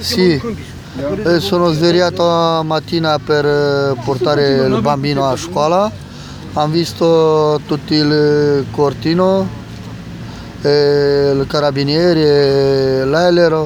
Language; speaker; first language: Italian; non-native, learner; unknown